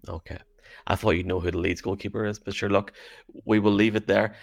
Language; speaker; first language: English; native; English